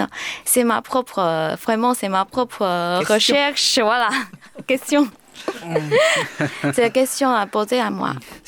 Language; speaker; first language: French; non-native, learner; Chinese